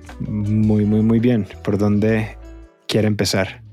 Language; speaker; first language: Spanish; native; Spanish